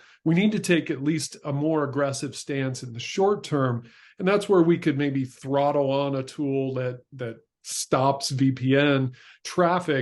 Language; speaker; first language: English; native; English